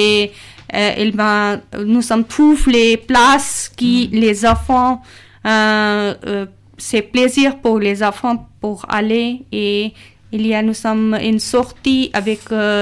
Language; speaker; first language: French; non-native, learner; Urdu